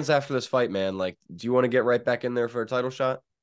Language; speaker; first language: English; native; English